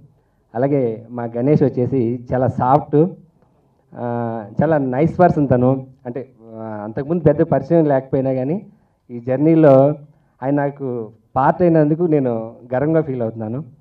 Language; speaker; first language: Telugu; native; Telugu